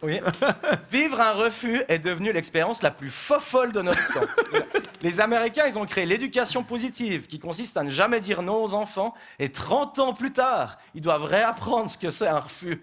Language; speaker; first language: French; native; French